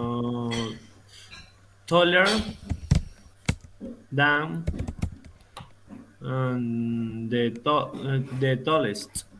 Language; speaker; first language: English; non-native, learner; Spanish